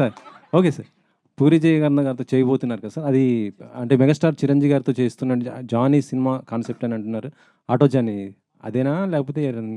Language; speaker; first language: Telugu; native; Telugu